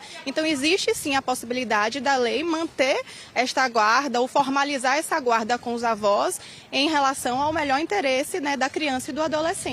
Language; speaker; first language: Portuguese; native; Portuguese